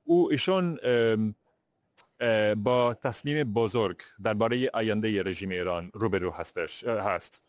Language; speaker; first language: Persian; non-native, learner; English